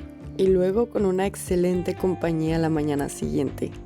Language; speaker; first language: Spanish; native; Spanish